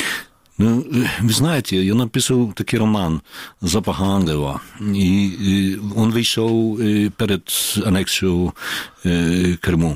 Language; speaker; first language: Ukrainian; non-native, fluent; Polish